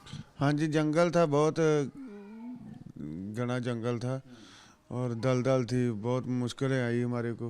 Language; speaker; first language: Hindi; non-native, local second language; Punjabi